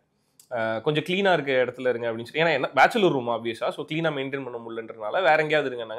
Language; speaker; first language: Tamil; native; Tamil